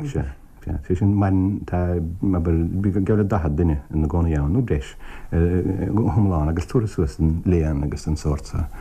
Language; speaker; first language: Irish; native; Irish